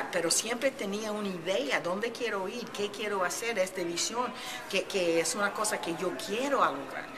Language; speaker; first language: Spanish; early bilingual, heritage; Spanish